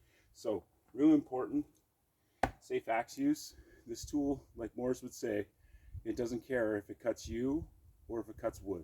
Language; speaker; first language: English; native; English